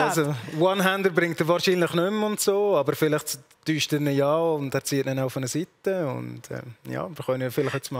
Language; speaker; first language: German; native; German